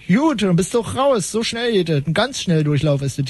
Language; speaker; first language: German; native; German